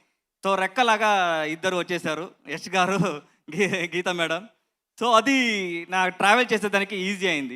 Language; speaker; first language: Telugu; non-native, learner; Kannada